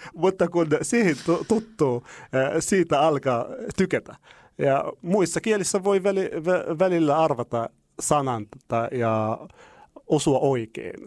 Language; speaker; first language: Finnish; non-native, learner; Arabic